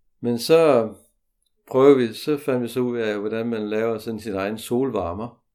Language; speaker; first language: Danish; native; Danish